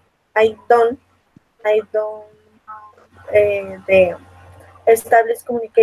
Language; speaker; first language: English; non-native, learner; Spanish